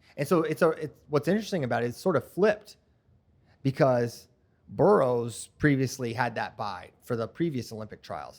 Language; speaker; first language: English; native; English